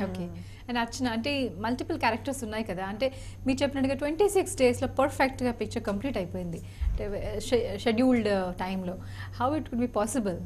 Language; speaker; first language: Telugu; native; Telugu